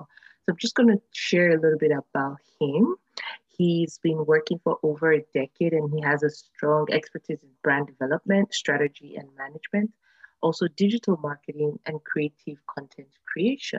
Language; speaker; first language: English; non-native, local second language; Yoruba